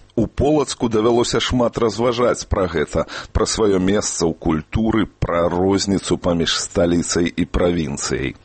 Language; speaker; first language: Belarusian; native; Belarusian